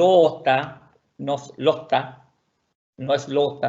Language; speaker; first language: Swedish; non-native, fluent; Spanish